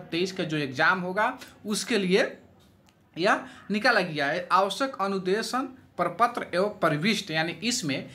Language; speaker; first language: Hindi; native; Hindi